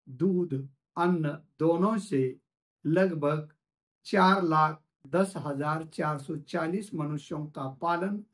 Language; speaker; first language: Hindi; non-native, local second language; Marathi